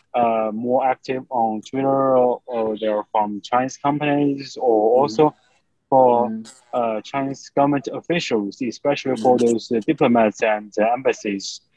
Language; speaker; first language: English; non-native, fluent; Chinese